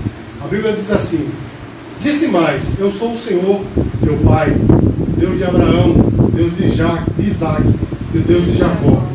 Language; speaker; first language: Portuguese; native; Portuguese